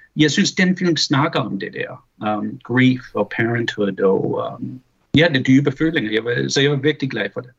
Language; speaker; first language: Danish; early bilingual, heritage; Danish